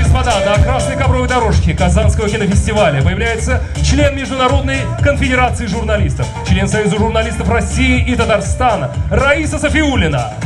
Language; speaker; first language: Russian; native; Russian